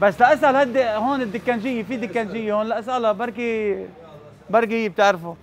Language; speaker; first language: Arabic; native; Arabic